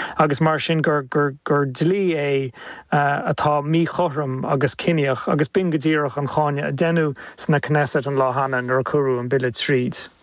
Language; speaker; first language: Irish; native; Irish